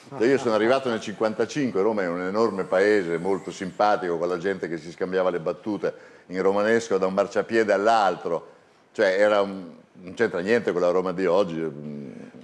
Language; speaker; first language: Italian; non-native, fluent; French